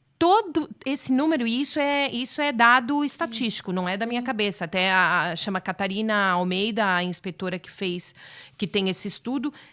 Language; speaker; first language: Portuguese; native; Portuguese